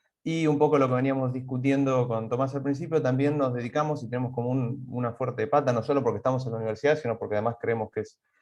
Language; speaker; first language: Spanish; native; Spanish